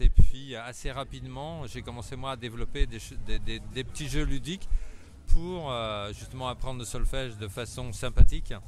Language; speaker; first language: French; native; French